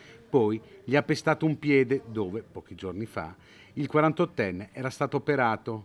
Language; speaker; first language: Italian; native; Italian